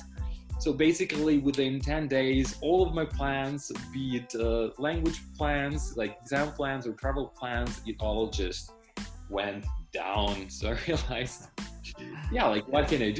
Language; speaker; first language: English; non-native, fluent; Russian